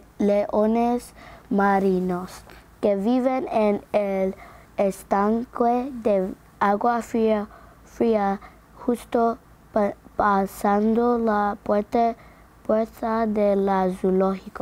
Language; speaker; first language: Spanish; non-native, learner; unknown